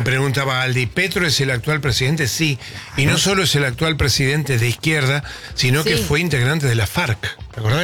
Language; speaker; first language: Spanish; native; Spanish